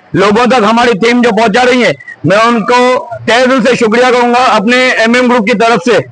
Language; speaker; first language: Hindi; non-native, local second language; Sindhi